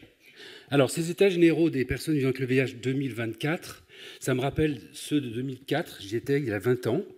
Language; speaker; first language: French; native; French